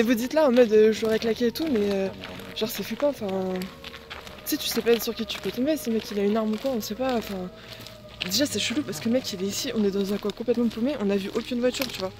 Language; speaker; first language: French; native; French